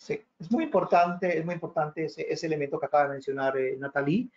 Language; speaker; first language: Spanish; native; Spanish